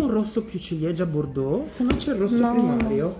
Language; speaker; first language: Italian; native; Italian